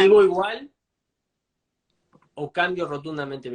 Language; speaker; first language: Spanish; native; Spanish